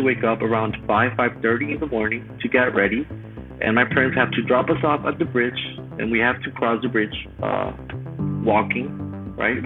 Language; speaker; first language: English; non-native, fluent; Spanish